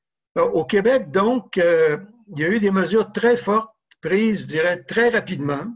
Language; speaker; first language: French; native; French